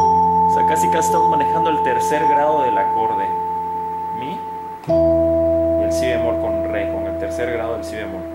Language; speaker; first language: Spanish; native; Spanish